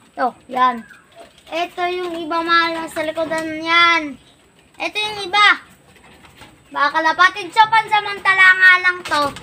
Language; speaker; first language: Filipino; native; Filipino